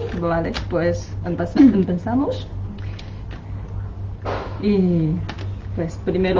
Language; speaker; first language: Spanish; non-native, learner; Chinese